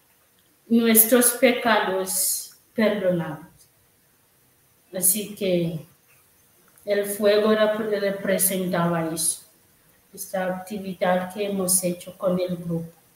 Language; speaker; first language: Spanish; non-native, learner; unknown